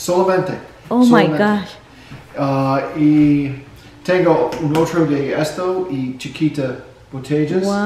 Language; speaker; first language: Spanish; non-native, learner; English